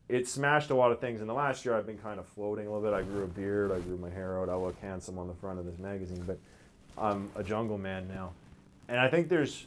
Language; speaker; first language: English; native; English